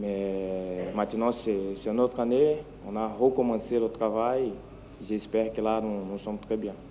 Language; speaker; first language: French; non-native, fluent; Portuguese